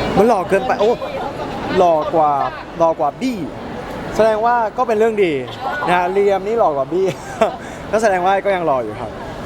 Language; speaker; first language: Thai; early bilingual, heritage; Thai